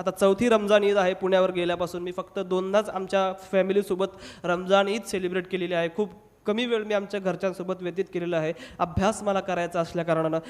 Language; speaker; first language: Marathi; non-native, local second language; Hindi